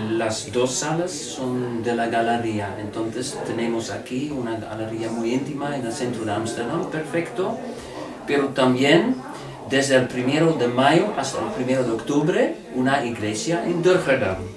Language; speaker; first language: Spanish; non-native, fluent; Dutch